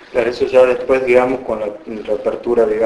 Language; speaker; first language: Spanish; native; Spanish